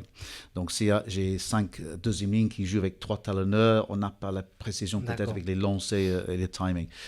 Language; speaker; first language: French; non-native, fluent; English